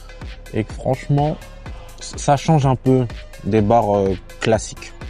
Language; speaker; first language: French; native; French